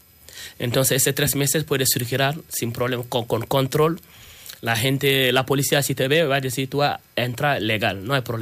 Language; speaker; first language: Spanish; non-native, learner; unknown